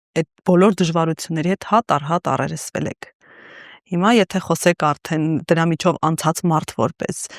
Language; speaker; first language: Armenian; native; Armenian